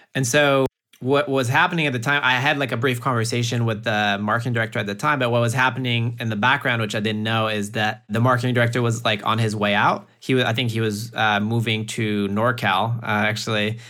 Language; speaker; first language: English; early bilingual, heritage; French